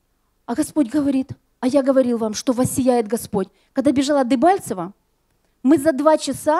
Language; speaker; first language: Russian; native; Russian